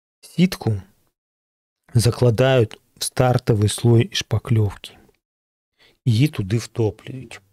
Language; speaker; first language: Ukrainian; non-native, local second language; Russian